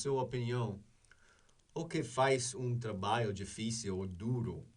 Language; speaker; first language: Portuguese; non-native, fluent; English